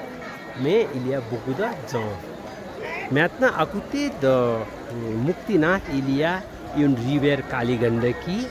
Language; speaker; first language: French; non-native, learner; Nepali